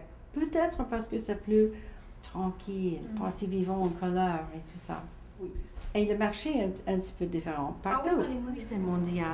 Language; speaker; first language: French; non-native, local second language; English